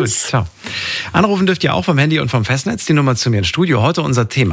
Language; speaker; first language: German; native; German